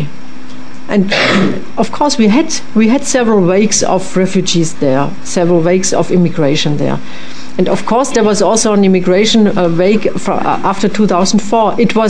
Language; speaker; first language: English; non-native, fluent; French